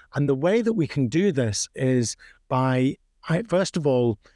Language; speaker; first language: English; native; English